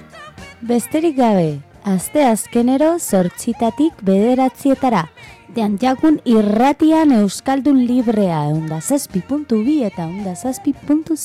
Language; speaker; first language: Basque; non-native, learner; Spanish